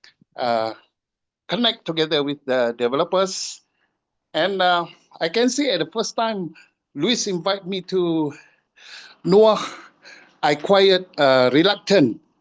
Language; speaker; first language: English; non-native, fluent; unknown